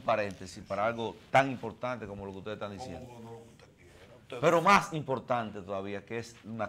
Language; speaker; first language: Spanish; native; Spanish